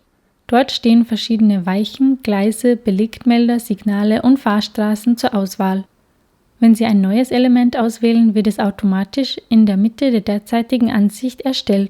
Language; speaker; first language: German; native; German